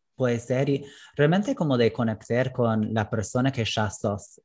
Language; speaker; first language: Spanish; non-native, fluent; English